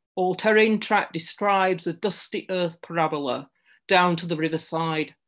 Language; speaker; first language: English; native; English